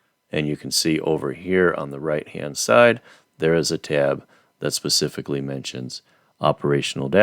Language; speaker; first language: English; native; English